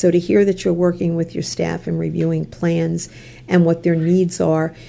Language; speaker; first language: English; native; English